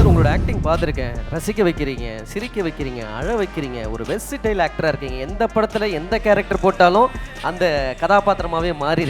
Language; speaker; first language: Tamil; native; Tamil